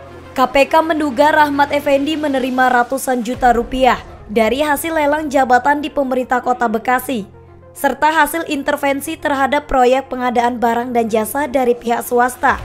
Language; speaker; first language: Indonesian; native; Indonesian